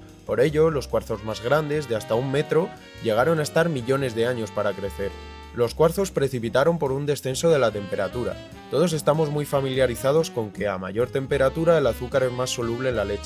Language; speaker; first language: Spanish; native; Spanish